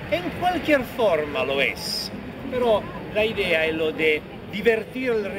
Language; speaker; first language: Spanish; non-native, fluent; Italian